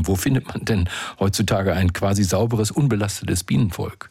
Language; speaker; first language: German; native; German